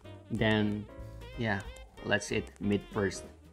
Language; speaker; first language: English; non-native, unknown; Korean